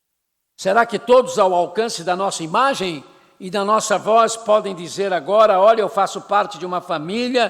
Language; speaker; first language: Portuguese; native; Portuguese